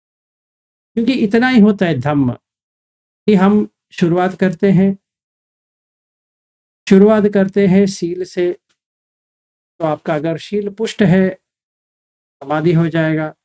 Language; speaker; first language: Hindi; native; Hindi